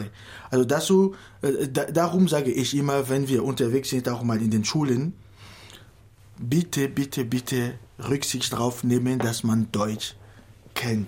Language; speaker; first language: German; non-native, fluent; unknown